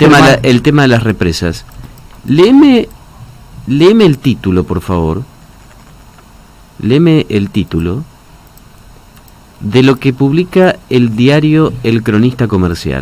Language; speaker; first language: Spanish; native; Spanish